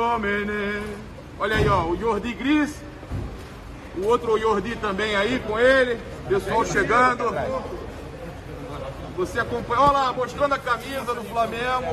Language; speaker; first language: Portuguese; native; Portuguese